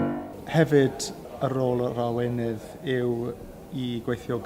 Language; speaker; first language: Welsh; non-native, learner; English